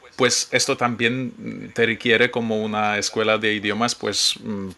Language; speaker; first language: Spanish; non-native, fluent; Polish